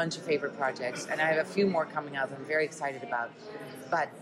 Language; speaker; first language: English; non-native, fluent; Dutch